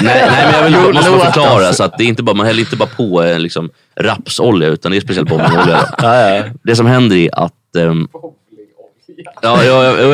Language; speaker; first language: Swedish; native; Swedish